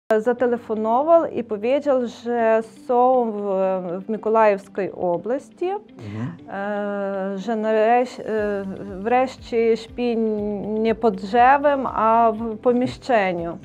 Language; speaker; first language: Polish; non-native, learner; Ukrainian